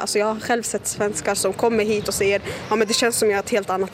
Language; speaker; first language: Swedish; early bilingual, other home language; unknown